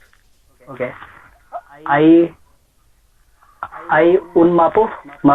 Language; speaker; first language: Spanish; non-native, learner; English